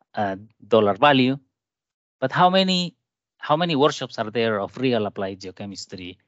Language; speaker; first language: English; non-native, fluent; Spanish